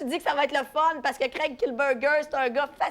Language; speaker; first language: French; native; French